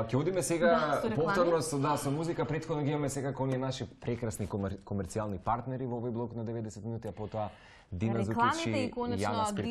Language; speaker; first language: Macedonian; native; Macedonian